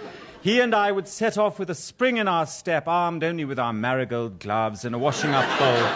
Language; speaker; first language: English; native; English